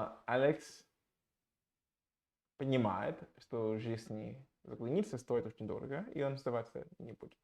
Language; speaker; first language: Russian; non-native, fluent; English